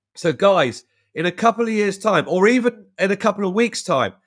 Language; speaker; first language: English; native; English